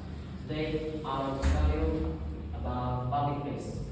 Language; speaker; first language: English; non-native, learner; Indonesian